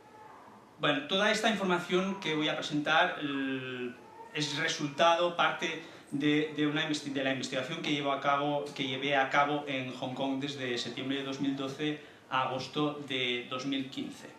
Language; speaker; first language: Spanish; native; Spanish